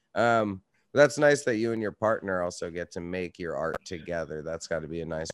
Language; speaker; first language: English; native; English